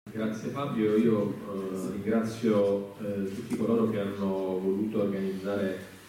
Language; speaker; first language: Italian; native; Italian